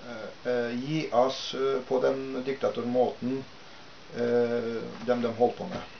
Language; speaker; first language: Norwegian; non-native, fluent; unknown